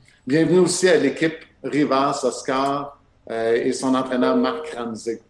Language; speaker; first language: French; native; French